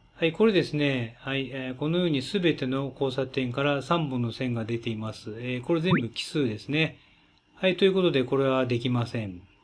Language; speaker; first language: Japanese; native; Japanese